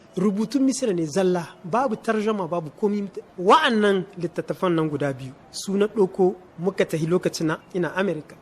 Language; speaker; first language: Hausa; native; Hausa